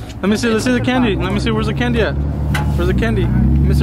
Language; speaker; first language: English; early bilingual, other home language; Spanish